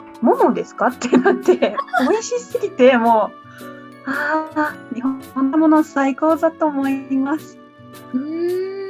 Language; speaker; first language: Japanese; non-native, fluent; English